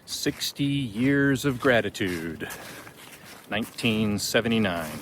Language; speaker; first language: English; native; English